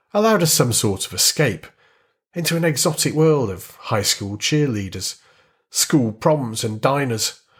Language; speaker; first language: English; native; English